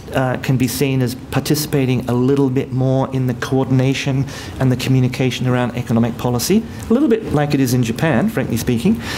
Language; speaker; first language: English; native; English